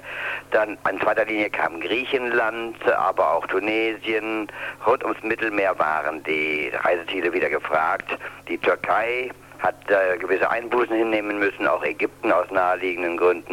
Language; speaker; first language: German; native; German